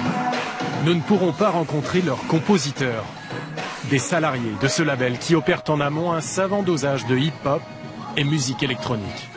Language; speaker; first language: French; native; French